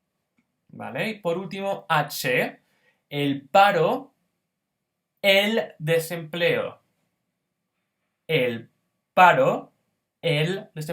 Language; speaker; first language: Spanish; non-native, fluent; English